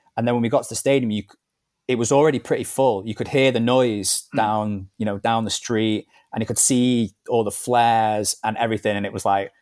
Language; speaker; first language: English; native; English